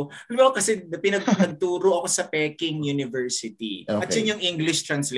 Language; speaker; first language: Filipino; native; Filipino